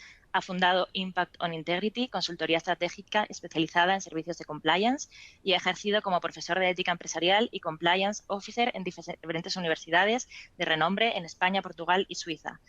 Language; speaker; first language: Spanish; native; Spanish